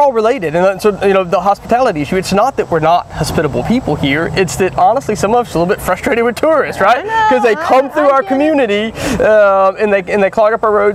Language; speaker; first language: English; native; English